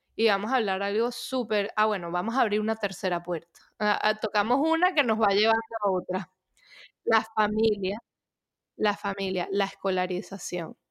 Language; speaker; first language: Spanish; native; Spanish